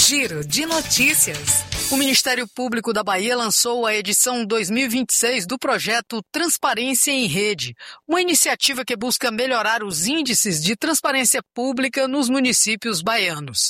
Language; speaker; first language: Portuguese; native; Portuguese